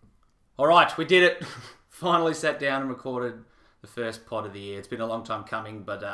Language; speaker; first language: English; native; English